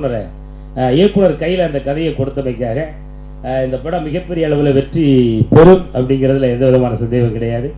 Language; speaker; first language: Tamil; native; Tamil